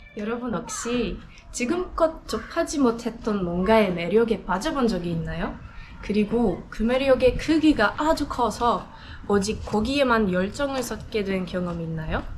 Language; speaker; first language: Korean; non-native, fluent; Polish